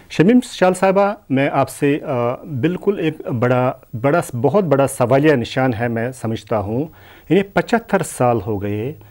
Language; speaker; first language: Urdu; non-native, local second language; Kashmiri